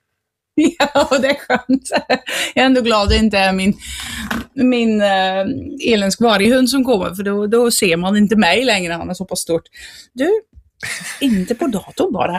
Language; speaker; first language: Swedish; non-native, fluent; Dutch